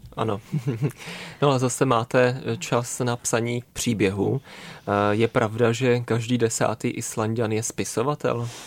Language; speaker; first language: Czech; native; Czech